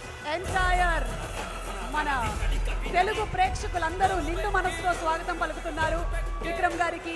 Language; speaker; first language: Telugu; native; Telugu